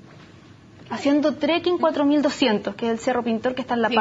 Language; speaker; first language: Spanish; native; Spanish